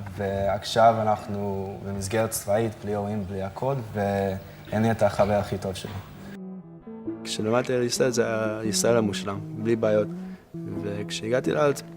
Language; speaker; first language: Hebrew; non-native, fluent; English